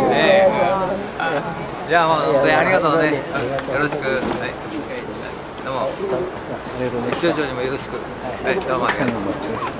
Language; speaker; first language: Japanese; native; Japanese